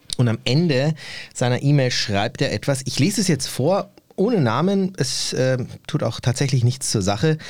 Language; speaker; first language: German; early bilingual, other home language; Turkish